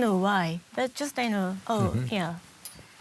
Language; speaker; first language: English; non-native, learner; Japanese